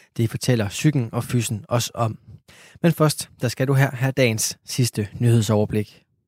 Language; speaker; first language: Danish; native; Danish